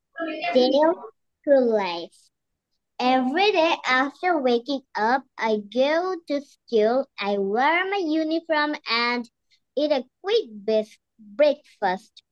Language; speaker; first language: English; non-native, learner; Bangla